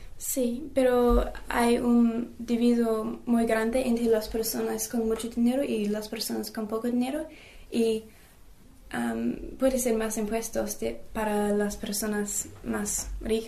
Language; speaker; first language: Spanish; non-native, learner; English